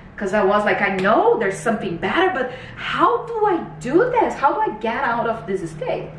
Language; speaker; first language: English; non-native, fluent; Portuguese